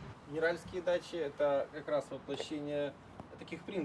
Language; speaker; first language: Russian; native; Russian